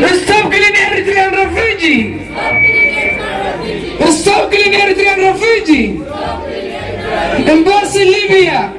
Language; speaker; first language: English; non-native, learner; Tigrinya